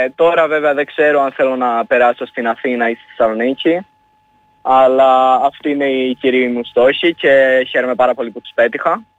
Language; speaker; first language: Greek; early bilingual, other home language; Albanian